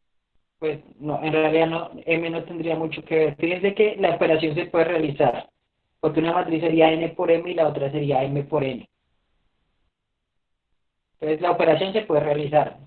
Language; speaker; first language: Spanish; native; Spanish